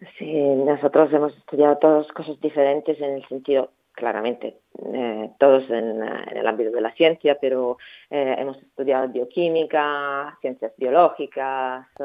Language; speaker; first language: Spanish; early bilingual, heritage; Italian